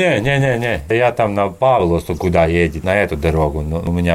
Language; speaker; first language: Russian; non-native, learner; Latvian